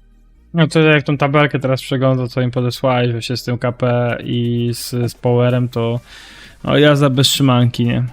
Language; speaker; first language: Polish; native; Polish